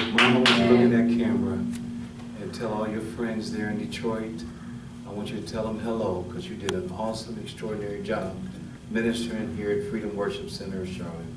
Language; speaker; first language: English; native; English